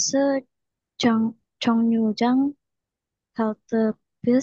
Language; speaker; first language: Korean; non-native, learner; Indonesian